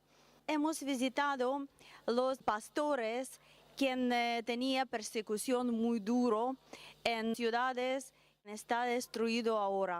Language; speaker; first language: Spanish; non-native, learner; Russian